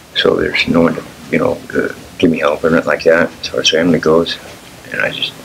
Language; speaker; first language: English; native; English